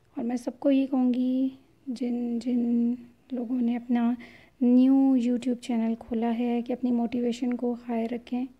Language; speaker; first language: Urdu; native; Urdu